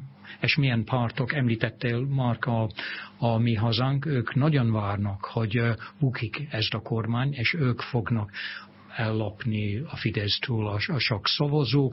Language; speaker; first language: Hungarian; non-native, fluent; English